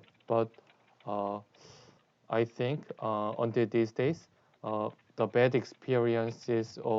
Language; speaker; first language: English; non-native, learner; Korean